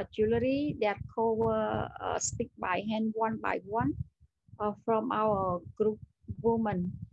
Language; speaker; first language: English; non-native, learner; Khmer